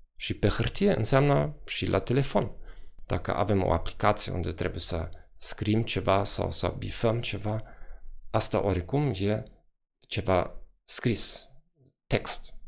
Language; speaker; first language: Romanian; non-native, fluent; German